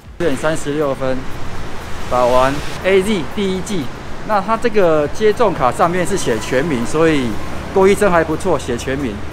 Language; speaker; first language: Chinese; native; Chinese